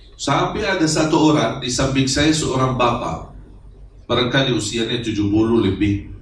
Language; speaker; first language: Indonesian; non-native, fluent; Arabic